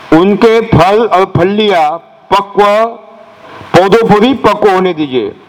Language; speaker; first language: Hindi; non-native, local second language; Marathi